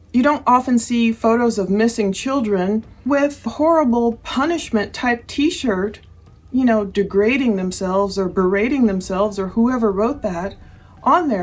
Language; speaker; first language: English; native; English